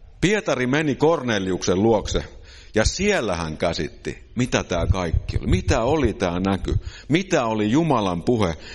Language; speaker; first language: Finnish; native; Finnish